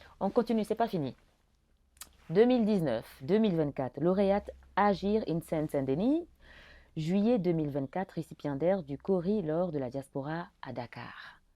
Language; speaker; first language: French; non-native, local second language; Bambara